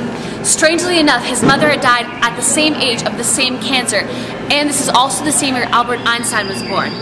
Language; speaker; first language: English; native; English